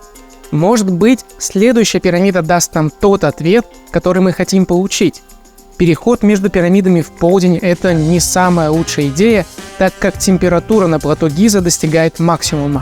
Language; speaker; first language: Russian; native; Russian